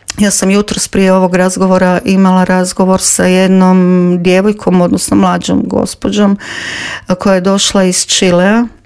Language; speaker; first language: Croatian; native; Croatian